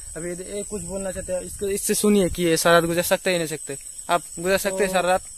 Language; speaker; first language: Hindi; non-native, local second language; Bangla